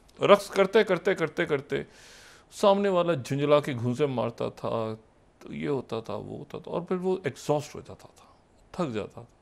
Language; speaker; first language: Urdu; native; Urdu